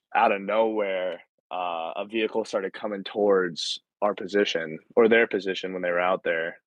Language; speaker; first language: English; native; English